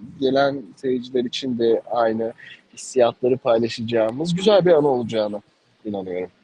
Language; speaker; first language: Turkish; native; Turkish